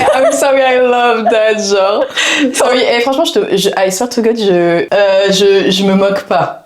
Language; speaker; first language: French; native; French